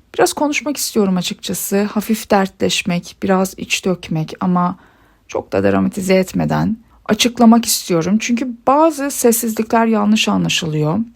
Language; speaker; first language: Turkish; early bilingual, other home language; Persian